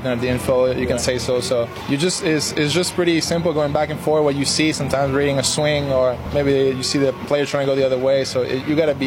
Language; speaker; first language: English; non-native, fluent; Spanish